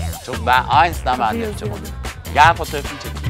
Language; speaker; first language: Turkish; native; Turkish